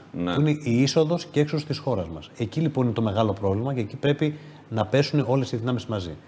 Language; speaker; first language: Greek; native; Greek